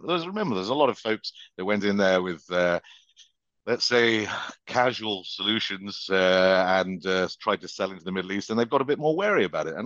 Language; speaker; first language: English; native; English